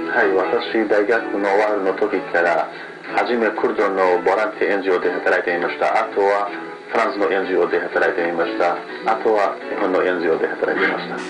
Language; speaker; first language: Japanese; non-native, learner; Kurdish